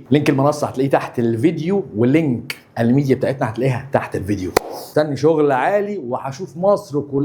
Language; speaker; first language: Arabic; native; Arabic